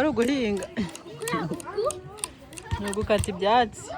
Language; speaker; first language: Kinyarwanda; native; Kinyarwanda